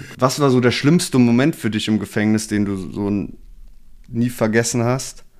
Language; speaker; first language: German; native; German